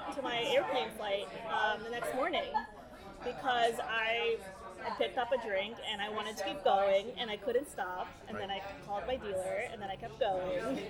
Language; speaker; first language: English; early bilingual, other home language; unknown